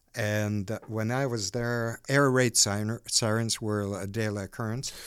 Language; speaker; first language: English; non-native, fluent; Ukrainian